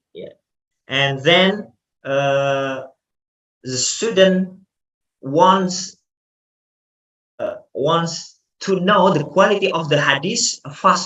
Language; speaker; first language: English; non-native, fluent; Indonesian